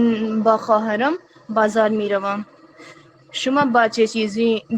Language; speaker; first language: Persian; non-native, learner; Urdu